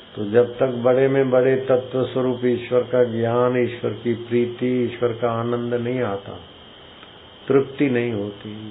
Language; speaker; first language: Hindi; native; Hindi